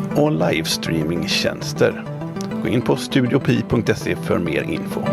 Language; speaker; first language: Swedish; native; Swedish